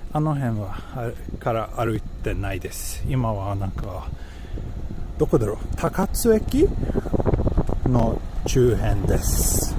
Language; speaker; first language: Japanese; non-native, learner; Swedish